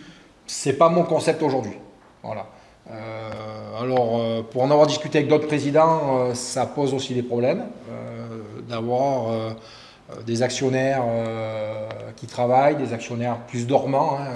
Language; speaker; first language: French; native; French